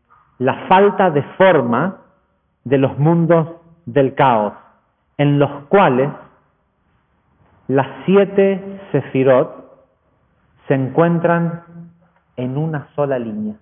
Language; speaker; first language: Spanish; native; Spanish